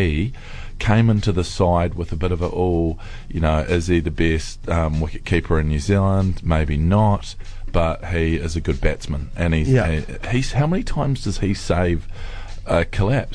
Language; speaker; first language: English; native; English